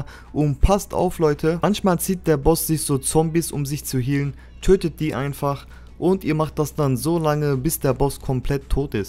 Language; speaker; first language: German; native; German